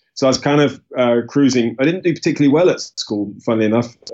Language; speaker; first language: English; native; English